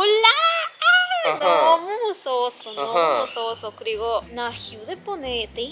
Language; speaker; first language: Korean; non-native, learner; Spanish